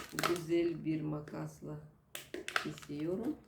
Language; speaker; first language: Turkish; non-native, learner; Russian